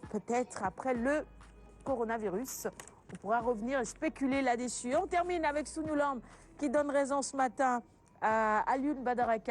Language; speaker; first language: French; non-native, local second language; Wolof